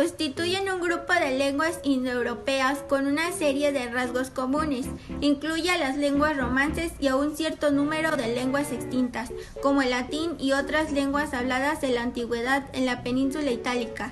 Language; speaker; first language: Spanish; native; Spanish